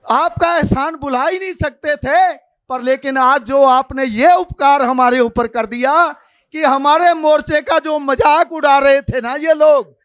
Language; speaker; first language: Hindi; non-native, local second language; Punjabi